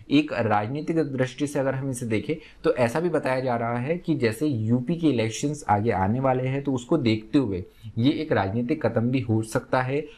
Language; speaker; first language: Hindi; native; Hindi